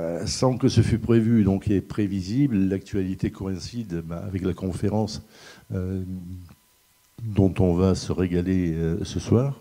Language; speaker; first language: French; native; French